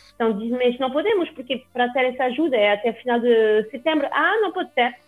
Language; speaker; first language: Portuguese; non-native, fluent; French